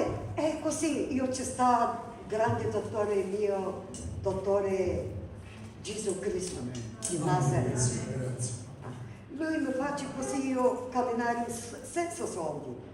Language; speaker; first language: Italian; non-native, learner; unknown